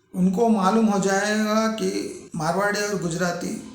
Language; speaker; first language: Hindi; non-native, local second language; Telugu